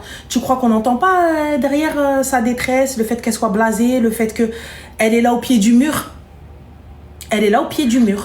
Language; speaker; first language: French; native; French